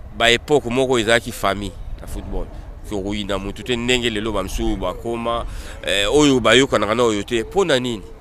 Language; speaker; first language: Lingala; native; Lingala